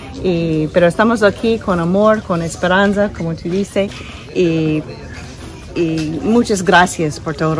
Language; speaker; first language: Spanish; non-native, learner; English